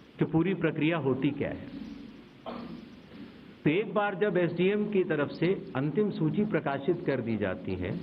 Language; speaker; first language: Hindi; native; Hindi